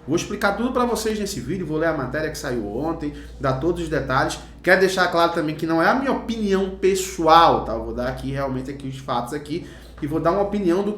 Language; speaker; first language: Portuguese; native; Portuguese